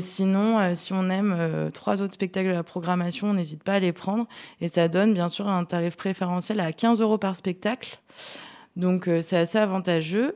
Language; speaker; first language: French; native; French